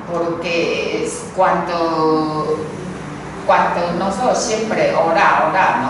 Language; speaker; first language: Spanish; non-native, learner; Chinese